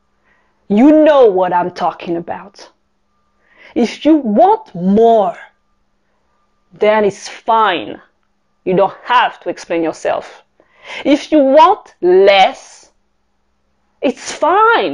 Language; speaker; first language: English; non-native, fluent; French